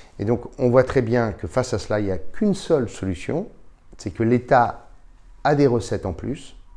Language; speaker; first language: French; native; French